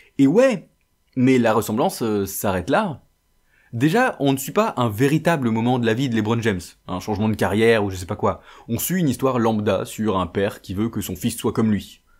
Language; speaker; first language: French; native; French